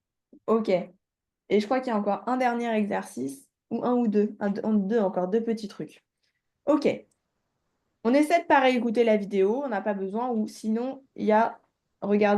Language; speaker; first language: French; native; French